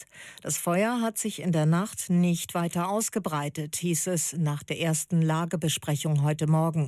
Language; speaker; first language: German; native; German